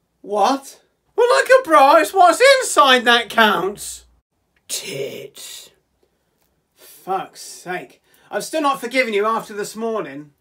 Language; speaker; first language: English; native; English